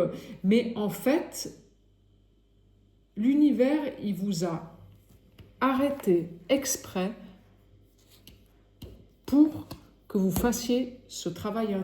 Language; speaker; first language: French; native; French